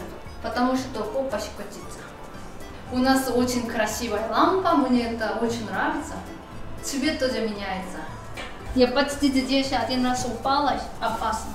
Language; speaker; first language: Russian; non-native, fluent; Korean